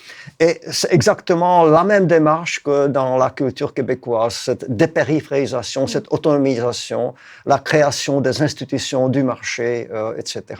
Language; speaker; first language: French; non-native, fluent; Czech